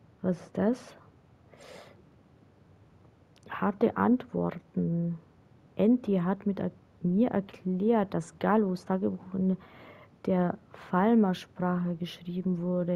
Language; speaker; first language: German; native; German